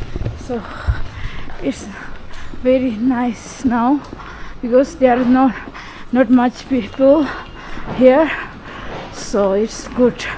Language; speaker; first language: English; non-native, learner; Tibetan